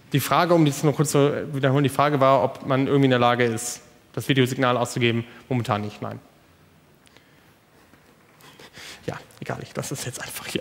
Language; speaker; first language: German; native; German